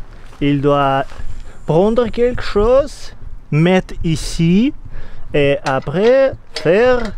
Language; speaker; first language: French; non-native, learner; Russian